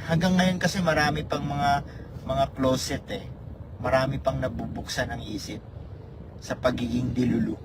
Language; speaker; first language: Filipino; native; Filipino